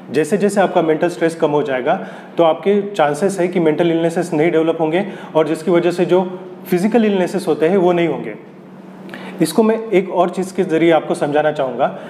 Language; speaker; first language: Hindi; non-native, local second language; Marathi